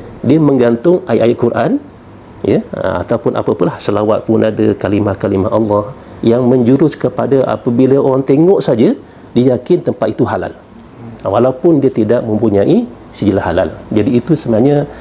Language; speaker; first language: Malay; native; Malay